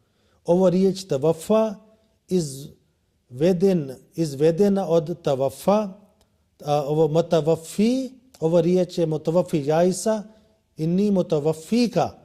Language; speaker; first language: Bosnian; non-native, learner; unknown